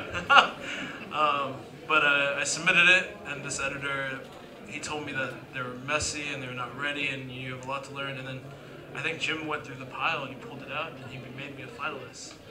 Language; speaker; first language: English; native; English